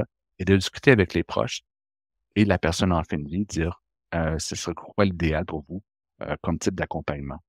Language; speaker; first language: French; native; French